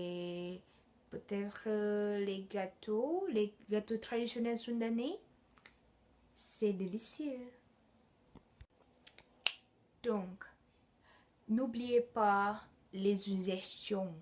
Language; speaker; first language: French; non-native, learner; Indonesian